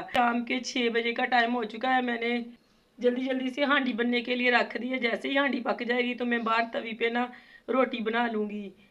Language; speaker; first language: Urdu; non-native, local second language; Punjabi